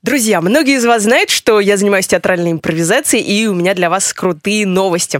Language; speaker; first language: Russian; native; Russian